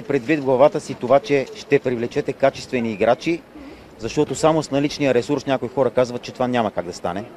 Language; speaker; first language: Bulgarian; native; Bulgarian